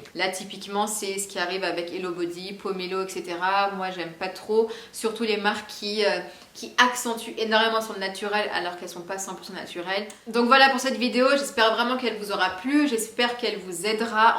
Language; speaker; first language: French; native; French